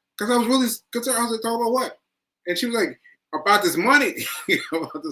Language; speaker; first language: English; native; English